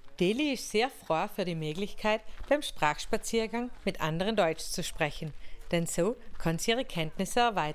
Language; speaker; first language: German; native; German